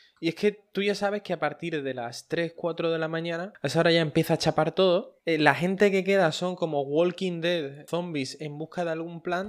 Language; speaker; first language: Spanish; native; Spanish